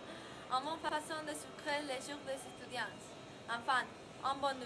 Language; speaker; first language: French; non-native, learner; Spanish